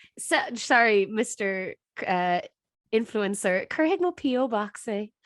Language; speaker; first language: Irish; native; Irish